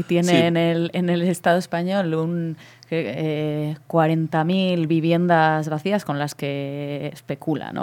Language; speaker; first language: Spanish; native; Spanish